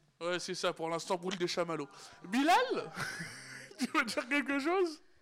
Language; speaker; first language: French; native; French